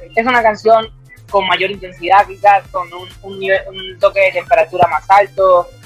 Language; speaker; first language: Spanish; native; Spanish